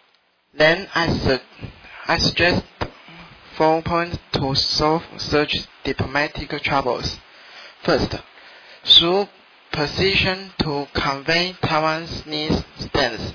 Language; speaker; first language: English; non-native, learner; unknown